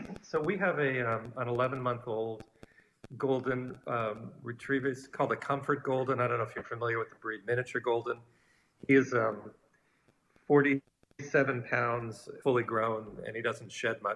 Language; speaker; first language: English; native; English